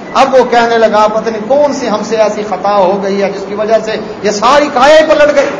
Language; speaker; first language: Urdu; non-native, local second language; Saraiki